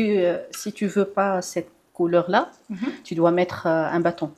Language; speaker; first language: French; non-native, local second language; Arabic